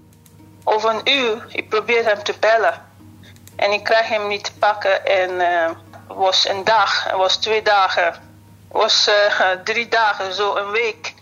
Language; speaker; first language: Dutch; non-native, learner; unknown